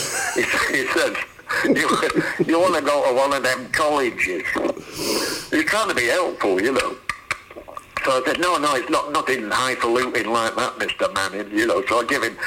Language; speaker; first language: English; native; English